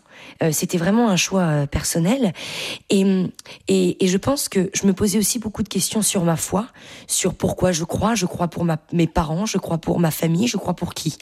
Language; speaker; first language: French; native; French